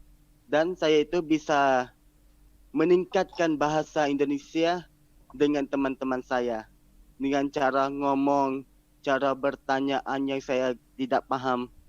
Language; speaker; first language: Indonesian; non-native, learner; Malay